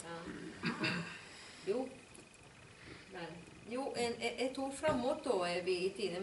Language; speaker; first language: Swedish; non-native, fluent; Spanish